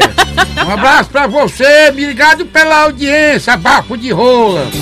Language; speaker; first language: Portuguese; native; Portuguese